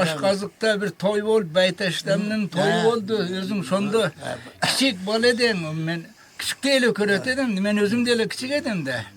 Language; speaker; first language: Turkish; non-native, learner; Kyrgyz